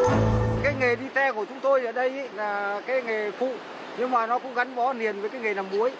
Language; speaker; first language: Vietnamese; native; Vietnamese